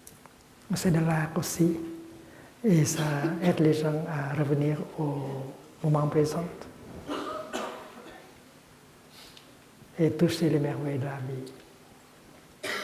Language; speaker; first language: French; non-native, fluent; Vietnamese